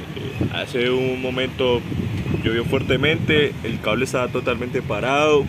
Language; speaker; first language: Spanish; native; Spanish